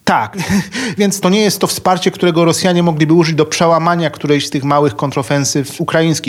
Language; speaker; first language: Polish; native; Polish